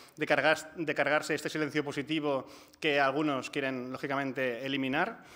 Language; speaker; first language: Spanish; non-native, local second language; Catalan